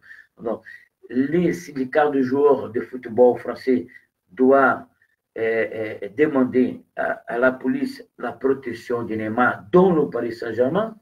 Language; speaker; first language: French; non-native, fluent; Portuguese